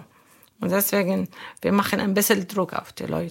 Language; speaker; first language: German; non-native, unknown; Arabic